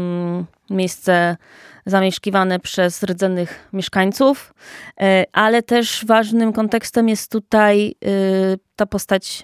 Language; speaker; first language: Polish; native; Polish